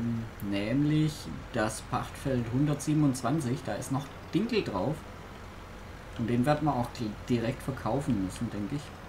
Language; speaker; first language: German; native; German